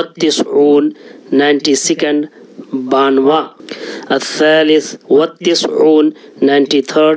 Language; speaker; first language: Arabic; non-native, fluent; Urdu